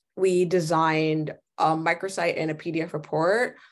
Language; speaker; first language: English; native; English